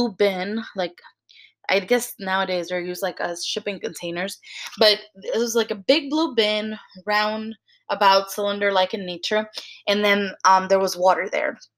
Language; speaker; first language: English; early bilingual, other home language; Spanish